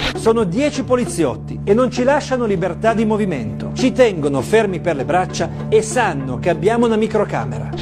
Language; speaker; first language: Italian; native; Italian